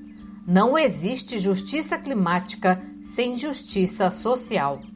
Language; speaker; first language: Portuguese; native; Portuguese